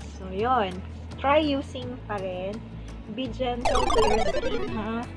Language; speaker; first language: Filipino; non-native, local second language; Chavacano